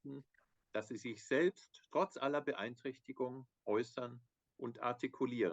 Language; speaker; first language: German; native; German